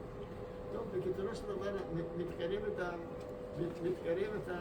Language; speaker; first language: Hebrew; non-native, fluent; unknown